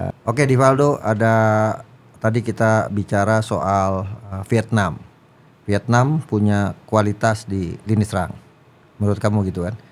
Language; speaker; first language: Indonesian; native; Indonesian